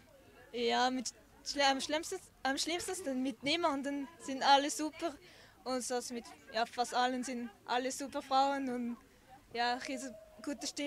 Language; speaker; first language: German; non-native, learner; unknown